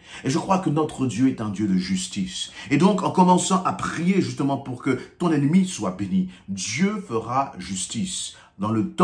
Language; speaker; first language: French; native; French